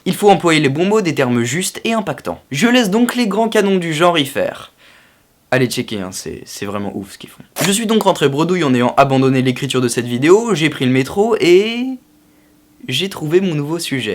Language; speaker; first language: French; native; French